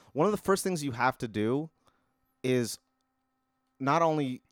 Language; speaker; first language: English; native; English